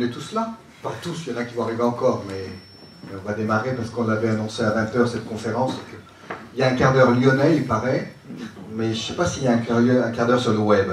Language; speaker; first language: French; native; French